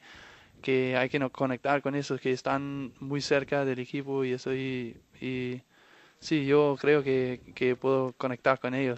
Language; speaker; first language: Spanish; non-native, fluent; Danish